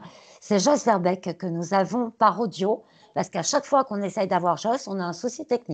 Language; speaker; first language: French; native; French